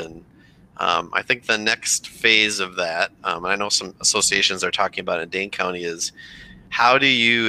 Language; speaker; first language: English; native; English